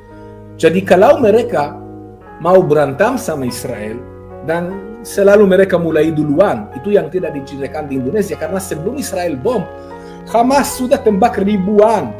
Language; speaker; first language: Indonesian; non-native, fluent; Hebrew